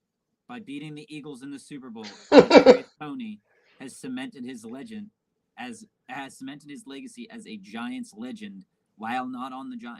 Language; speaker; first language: English; native; English